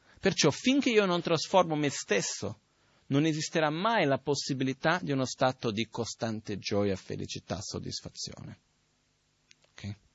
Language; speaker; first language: Italian; non-native, fluent; Portuguese